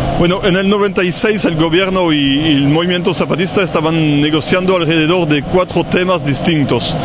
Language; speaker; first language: Spanish; non-native, fluent; French